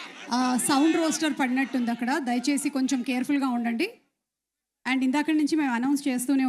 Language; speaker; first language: Telugu; native; Telugu